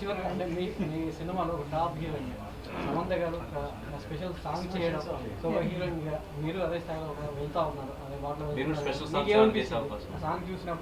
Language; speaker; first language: Telugu; native; Telugu